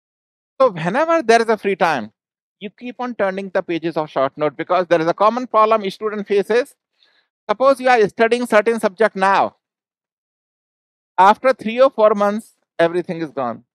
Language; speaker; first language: English; non-native, local second language; Hindi